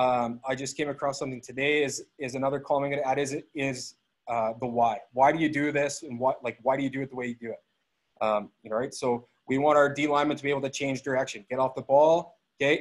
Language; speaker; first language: English; native; English